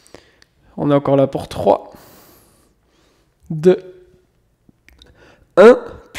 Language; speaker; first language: French; native; French